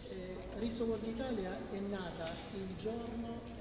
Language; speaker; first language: Italian; native; Italian